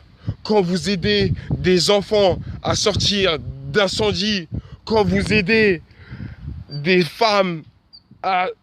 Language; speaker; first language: French; native; French